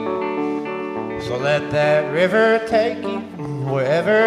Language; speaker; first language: English; native; English